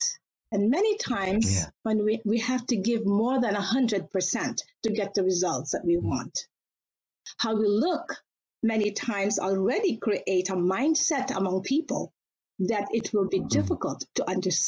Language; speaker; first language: English; non-native, local second language; Filipino